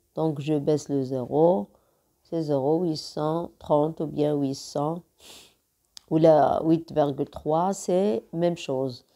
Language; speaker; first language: French; non-native, local second language; Arabic